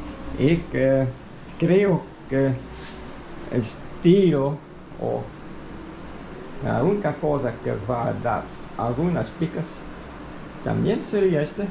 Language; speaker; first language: Spanish; non-native, fluent; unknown